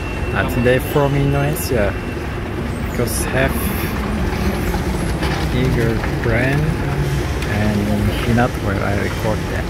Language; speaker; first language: English; non-native, learner; Turkish